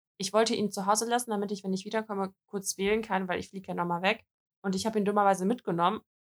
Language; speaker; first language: German; early bilingual, other home language; Russian